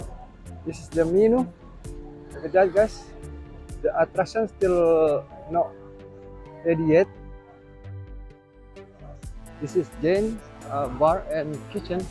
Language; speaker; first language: English; non-native, learner; Indonesian